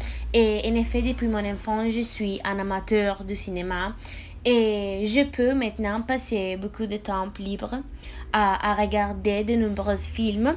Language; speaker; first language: French; non-native, fluent; Italian